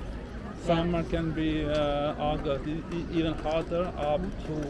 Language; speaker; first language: English; non-native, local second language; Albanian